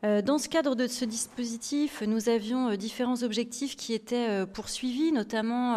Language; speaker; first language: French; native; French